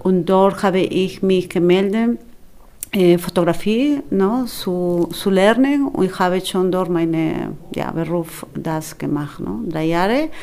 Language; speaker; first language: German; non-native, fluent; Spanish